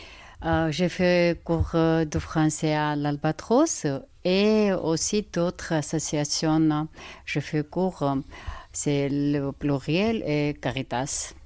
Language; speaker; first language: French; non-native, learner; Georgian